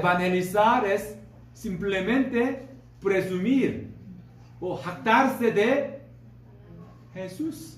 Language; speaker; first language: Spanish; non-native, fluent; Korean